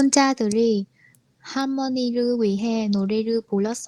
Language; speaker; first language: Korean; non-native, learner; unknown